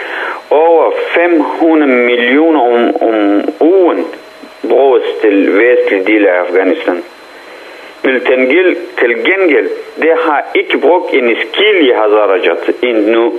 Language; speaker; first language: Danish; non-native, fluent; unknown